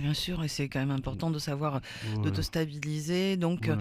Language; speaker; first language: French; native; French